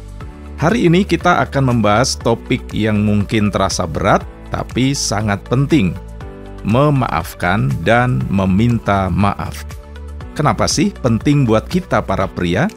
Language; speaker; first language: Indonesian; native; Indonesian